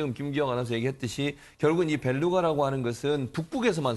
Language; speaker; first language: Korean; native; Korean